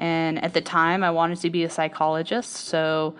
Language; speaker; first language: English; native; English